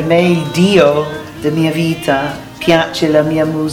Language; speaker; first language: Italian; non-native, learner; English